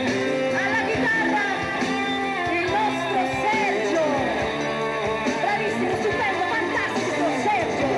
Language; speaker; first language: Italian; native; Italian